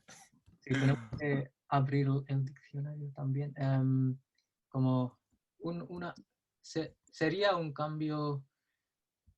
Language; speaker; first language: Spanish; non-native, learner; English